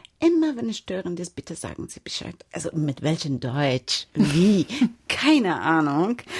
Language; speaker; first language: German; non-native, fluent; Persian